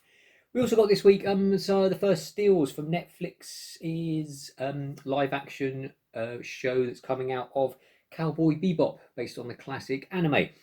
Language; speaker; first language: English; native; English